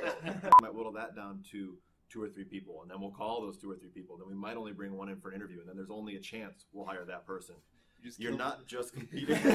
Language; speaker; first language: English; native; English